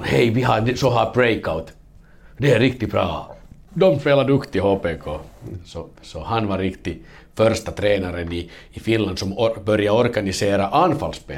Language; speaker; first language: Swedish; non-native, learner; Finnish